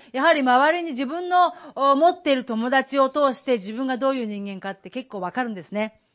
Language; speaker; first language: Japanese; native; Japanese